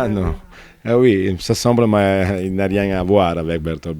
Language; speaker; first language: French; non-native, fluent; Italian